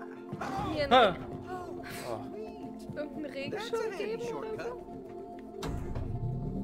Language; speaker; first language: German; native; German